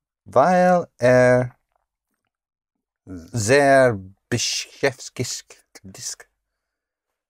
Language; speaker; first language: German; non-native, learner; English